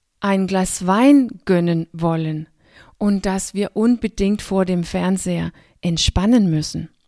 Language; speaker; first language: German; non-native, fluent; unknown